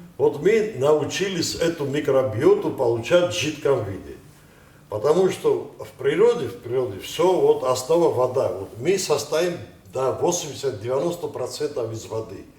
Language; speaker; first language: Russian; non-native, local second language; Ossetic